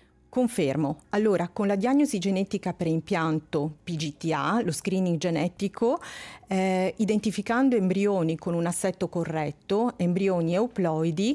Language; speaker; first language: Italian; native; Italian